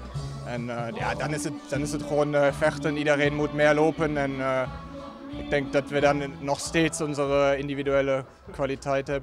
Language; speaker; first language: Dutch; non-native, fluent; German